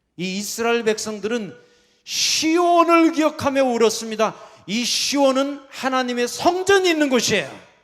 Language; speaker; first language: Korean; early bilingual, heritage; Korean